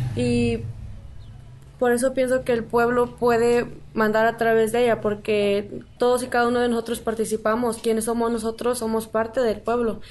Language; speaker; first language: Spanish; native; Spanish